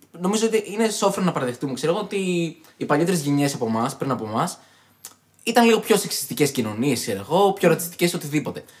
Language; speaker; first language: Greek; native; Greek